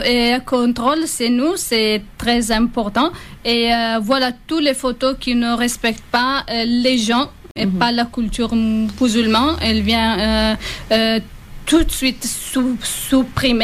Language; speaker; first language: French; non-native, fluent; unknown